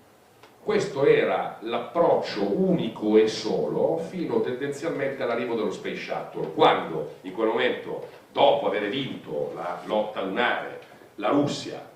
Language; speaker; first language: Italian; native; Italian